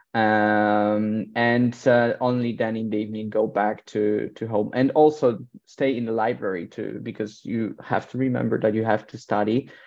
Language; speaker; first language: English; non-native, fluent; Polish